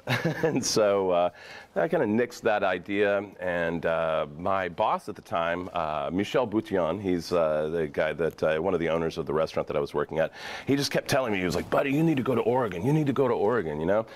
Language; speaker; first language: English; native; English